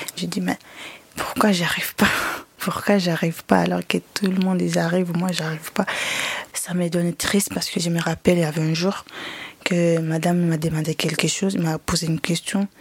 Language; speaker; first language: French; non-native, learner; Ngazidja Comorian